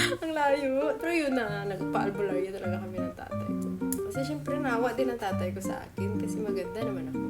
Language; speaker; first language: Filipino; non-native, local second language; Hiligaynon